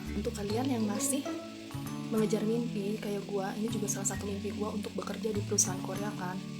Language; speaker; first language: Indonesian; native; Indonesian